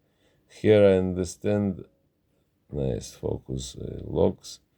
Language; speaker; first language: English; non-native, learner; Russian